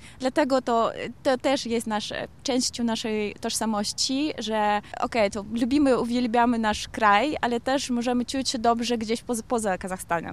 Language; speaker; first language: Polish; non-native, learner; Kazakh